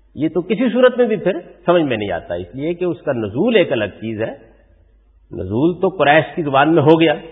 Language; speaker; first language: Urdu; non-native, local second language; Punjabi